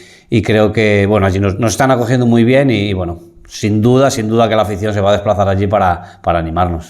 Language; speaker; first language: Spanish; native; Spanish